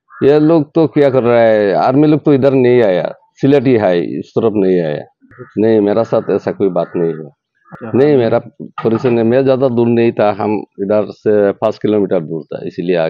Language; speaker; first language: Hindi; non-native, learner; Bangla